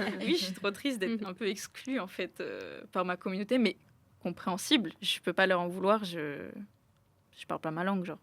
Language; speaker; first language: French; native; French